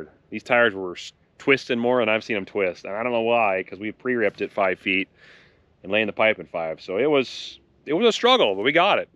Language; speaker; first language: English; native; English